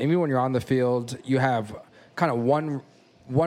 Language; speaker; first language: English; native; English